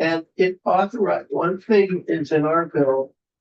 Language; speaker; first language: English; native; English